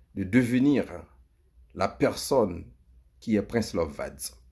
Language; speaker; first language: French; native; French